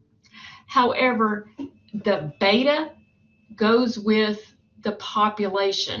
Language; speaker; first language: English; native; English